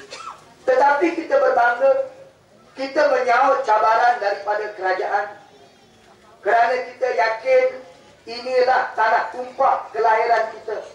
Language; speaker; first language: Malay; native; Malay